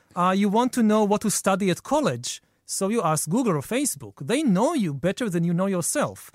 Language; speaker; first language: English; non-native, fluent; Hebrew